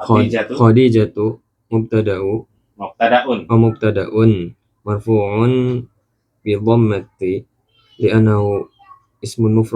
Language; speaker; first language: Arabic; non-native, learner; Indonesian